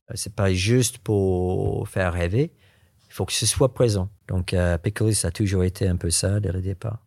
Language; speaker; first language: French; non-native, fluent; English